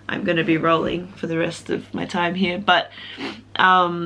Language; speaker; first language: English; native; English